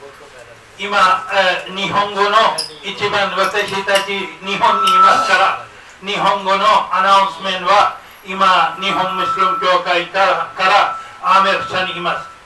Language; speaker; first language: Japanese; non-native, learner; Urdu